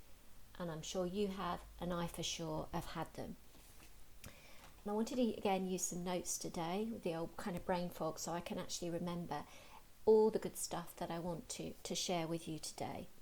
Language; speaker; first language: English; native; English